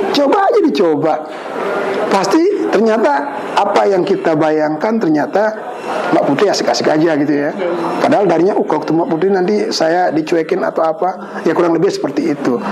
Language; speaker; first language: Indonesian; non-native, local second language; Balinese